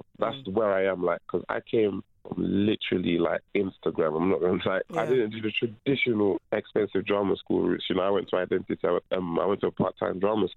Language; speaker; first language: English; non-native, local second language; French